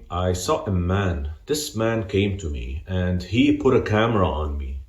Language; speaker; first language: English; non-native, fluent; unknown